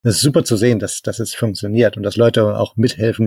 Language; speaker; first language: German; native; German